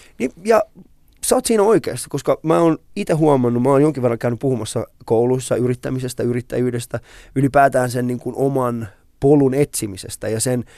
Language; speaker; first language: Finnish; early bilingual, other home language; Persian